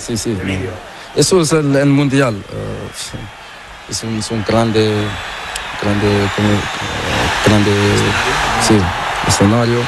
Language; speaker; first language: Spanish; non-native, learner; Portuguese